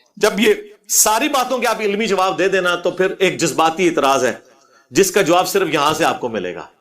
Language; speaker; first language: Urdu; non-native, local second language; Punjabi